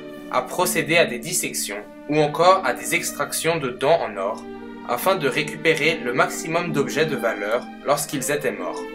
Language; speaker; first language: French; native; French